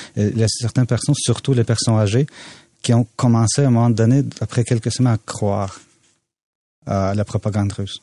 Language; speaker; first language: French; non-native, fluent; Russian